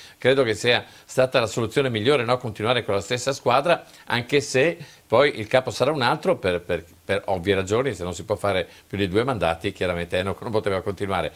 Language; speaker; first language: Italian; native; Italian